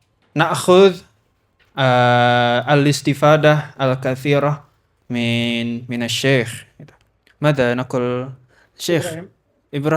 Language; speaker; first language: Arabic; non-native, learner; Indonesian